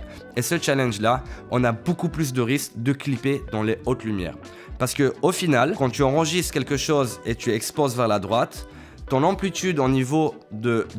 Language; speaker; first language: French; native; French